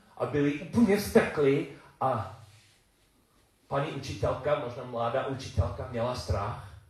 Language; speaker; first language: Czech; non-native, learner; English